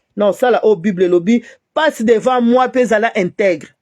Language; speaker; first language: French; non-native, local second language; Lingala